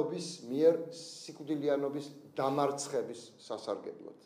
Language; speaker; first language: Georgian; native; Georgian